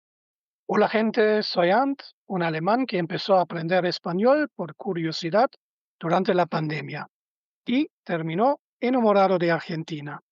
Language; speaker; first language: Spanish; non-native, learner; German